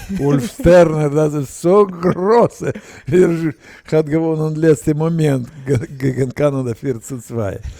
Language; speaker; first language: German; non-native, learner; Russian